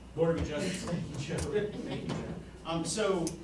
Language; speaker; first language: English; native; English